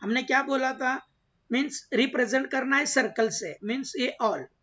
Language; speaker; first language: Hindi; non-native, local second language; Marathi